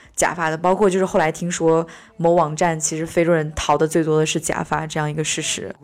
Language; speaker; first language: Chinese; native; Chinese